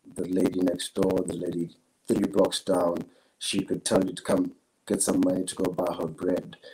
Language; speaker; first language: English; non-native, local second language; Zulu